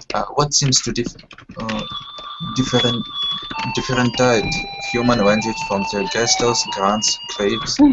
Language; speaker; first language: English; non-native, learner; Russian